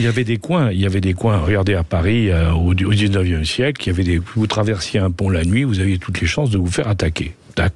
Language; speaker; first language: French; native; French